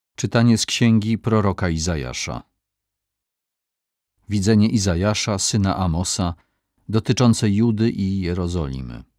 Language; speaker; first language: Polish; native; Polish